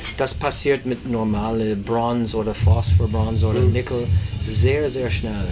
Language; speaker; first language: German; non-native, fluent; English